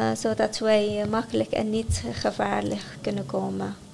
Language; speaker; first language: Dutch; non-native, learner; Arabic